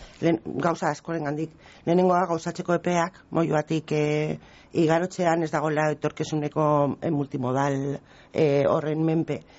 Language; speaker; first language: Basque; non-native, local second language; Spanish